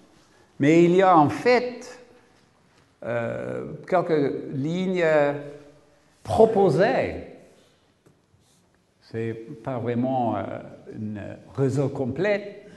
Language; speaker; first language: French; non-native, learner; English